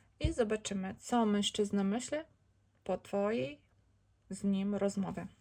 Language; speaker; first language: Polish; non-native, learner; Ukrainian